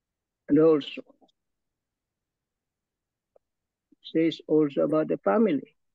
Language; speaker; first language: English; non-native, local second language; Filipino